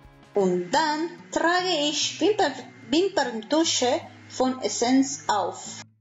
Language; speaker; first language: German; non-native, fluent; Spanish